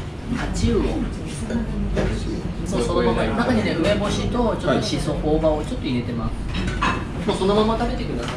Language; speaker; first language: Japanese; native; Japanese